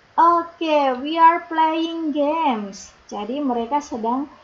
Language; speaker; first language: English; non-native, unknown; Indonesian